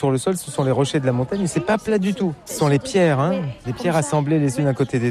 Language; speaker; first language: French; native; French